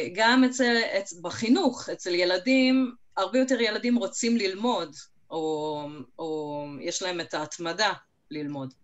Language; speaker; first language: Hebrew; non-native, fluent; Hungarian